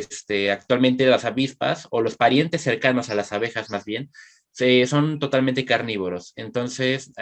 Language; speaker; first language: Spanish; native; Spanish